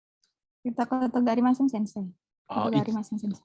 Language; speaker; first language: Japanese; non-native, learner; Indonesian